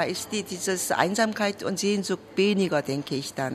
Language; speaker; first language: German; non-native, fluent; Korean